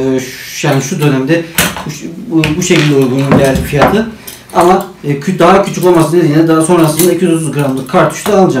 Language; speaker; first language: Turkish; native; Turkish